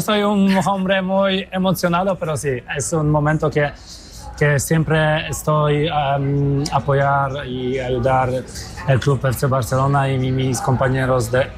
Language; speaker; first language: Spanish; non-native, fluent; Polish